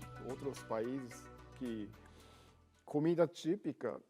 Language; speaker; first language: Portuguese; non-native, learner; Japanese